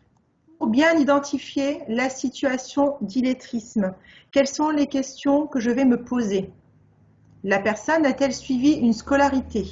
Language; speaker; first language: French; native; French